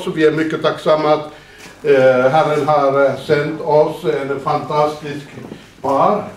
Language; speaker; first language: Swedish; non-native, fluent; Finnish